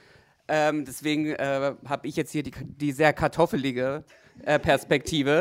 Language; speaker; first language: German; native; German